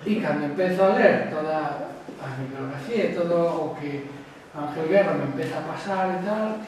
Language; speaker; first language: Spanish; non-native, local second language; Galician